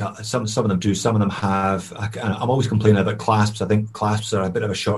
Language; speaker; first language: English; native; English